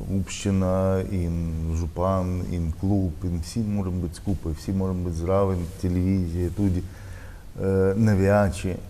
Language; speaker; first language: Slovenian; non-native, learner; Russian